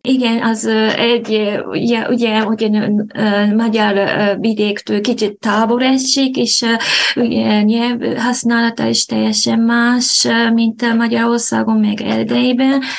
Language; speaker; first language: Hungarian; non-native, fluent; Japanese